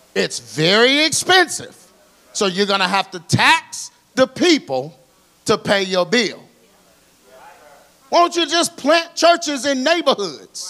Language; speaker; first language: English; native; English